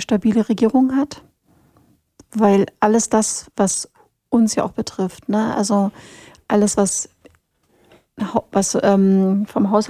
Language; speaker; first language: German; native; German